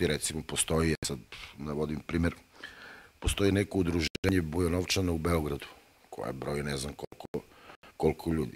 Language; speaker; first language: Bosnian; native; Bosnian